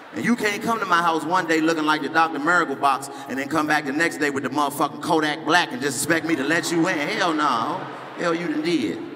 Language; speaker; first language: English; native; English